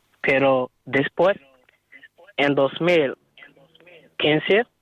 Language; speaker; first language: Spanish; non-native, learner; Arabic